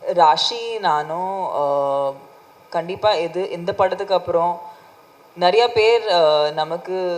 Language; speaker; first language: Tamil; non-native, fluent; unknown